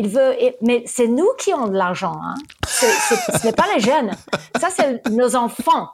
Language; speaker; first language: French; early bilingual, heritage; English